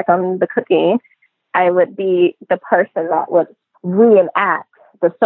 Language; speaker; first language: English; native; English